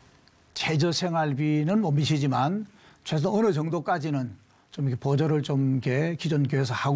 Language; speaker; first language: Korean; native; Korean